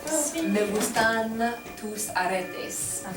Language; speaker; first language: Spanish; non-native, learner; English